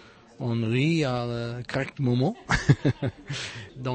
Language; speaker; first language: French; non-native, learner; English